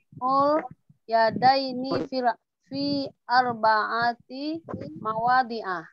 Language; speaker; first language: Arabic; non-native, learner; Indonesian